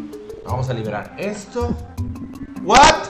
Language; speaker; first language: Spanish; native; Spanish